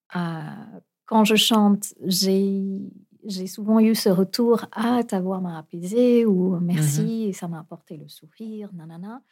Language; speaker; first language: French; non-native, fluent; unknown